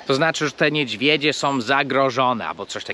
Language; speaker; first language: Polish; non-native, fluent; English